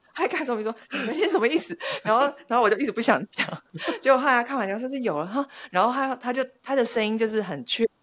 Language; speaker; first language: Chinese; native; Chinese